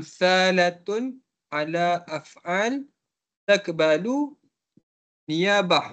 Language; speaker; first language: Arabic; non-native, learner; Malay